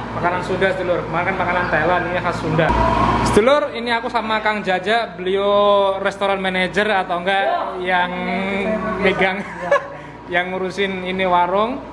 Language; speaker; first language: Malay; non-native, local second language; Javanese